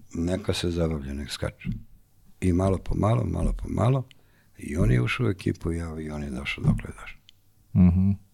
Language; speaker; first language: Serbian; native; Serbian